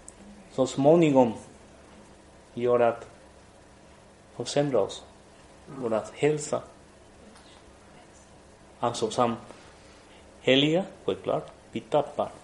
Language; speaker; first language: Swedish; non-native, fluent; Spanish